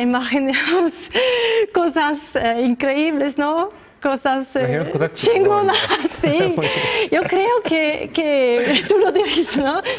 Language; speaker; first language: Spanish; non-native, fluent; Norwegian